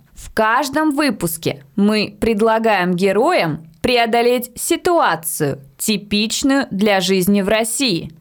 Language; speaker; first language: Russian; native; Russian